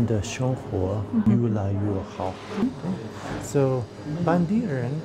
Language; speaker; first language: Chinese; non-native, learner; English